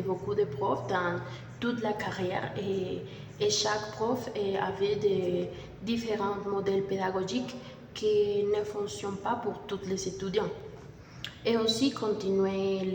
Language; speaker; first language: French; non-native, learner; Spanish